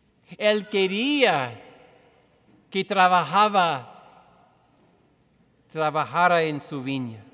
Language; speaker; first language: Spanish; non-native, fluent; English